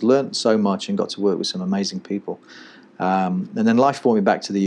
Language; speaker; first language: English; native; English